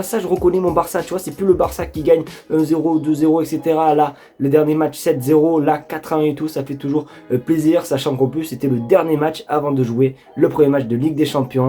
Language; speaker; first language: French; native; French